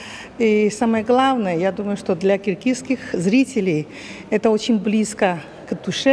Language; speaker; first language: Russian; non-native, learner; Chinese